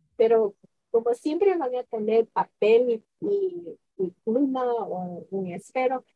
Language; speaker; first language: Spanish; early bilingual, heritage; Spanish